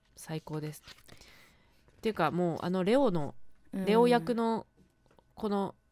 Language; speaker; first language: Japanese; native; Japanese